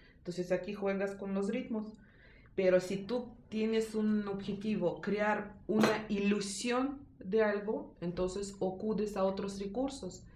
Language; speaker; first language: Spanish; non-native, fluent; Russian